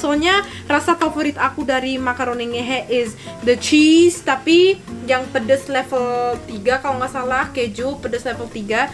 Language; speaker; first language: Indonesian; early bilingual, heritage; Indonesian